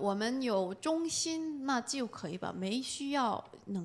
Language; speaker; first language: Chinese; non-native, fluent; Korean